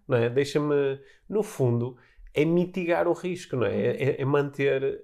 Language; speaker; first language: Portuguese; native; Portuguese